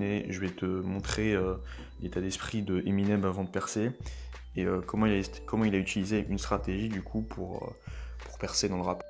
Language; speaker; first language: French; native; French